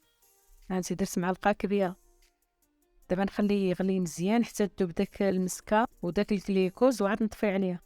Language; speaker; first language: Arabic; native; Arabic